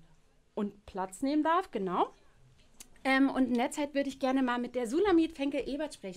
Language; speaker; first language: German; native; German